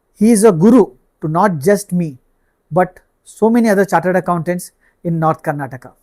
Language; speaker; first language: English; non-native, local second language; Kannada